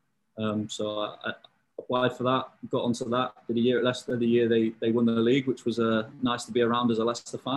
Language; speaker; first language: English; native; English